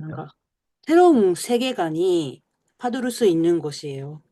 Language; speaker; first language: Korean; non-native, learner; Japanese